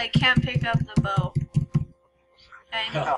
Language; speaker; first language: English; native; English